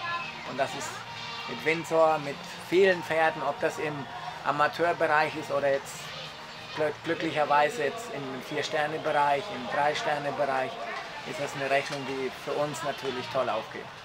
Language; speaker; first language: German; native; German